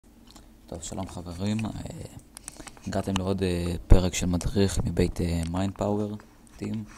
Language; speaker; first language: Hebrew; native; Hebrew